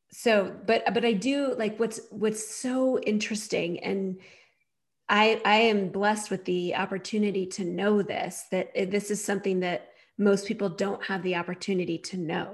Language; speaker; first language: English; native; English